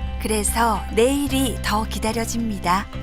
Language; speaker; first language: Korean; native; Korean